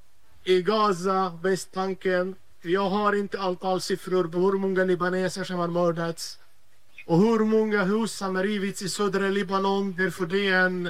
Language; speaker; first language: Swedish; non-native, fluent; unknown